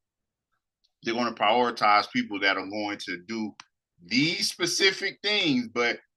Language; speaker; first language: English; native; English